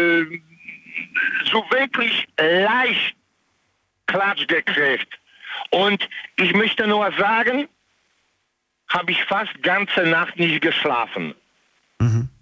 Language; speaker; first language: German; non-native, learner; Polish